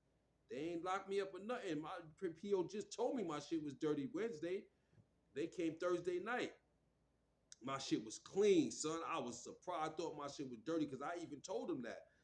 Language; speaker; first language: English; native; English